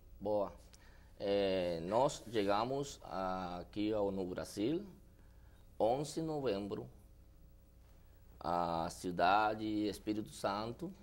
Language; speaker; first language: Portuguese; non-native, learner; Spanish